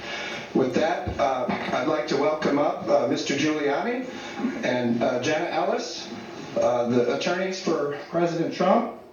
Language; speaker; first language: English; native; English